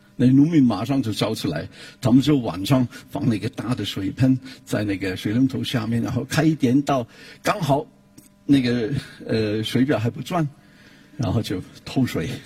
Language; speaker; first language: Chinese; non-native, fluent; German